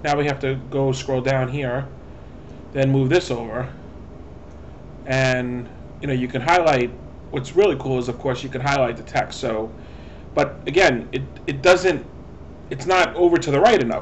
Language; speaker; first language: English; native; English